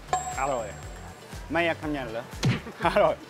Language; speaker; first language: Thai; non-native, fluent; Korean